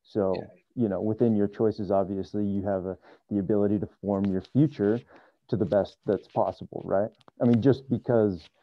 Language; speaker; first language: English; native; English